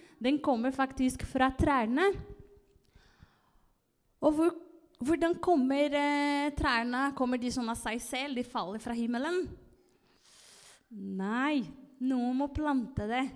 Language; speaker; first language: Norwegian; non-native, fluent; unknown